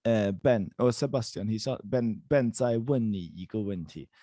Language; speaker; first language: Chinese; non-native, fluent; English